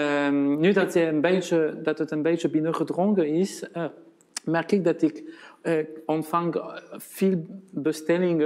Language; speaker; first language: Dutch; non-native, fluent; French